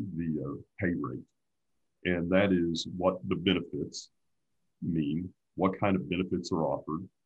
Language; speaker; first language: English; native; English